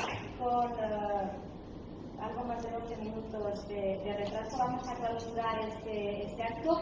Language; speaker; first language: Spanish; native; Spanish